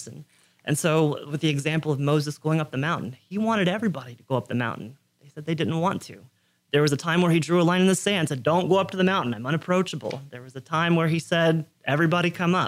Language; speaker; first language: English; native; English